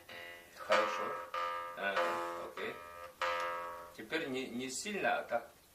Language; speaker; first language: Russian; non-native, local second language; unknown